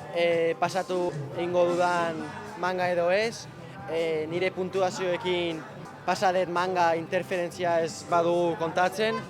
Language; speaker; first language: Basque; non-native, local second language; Spanish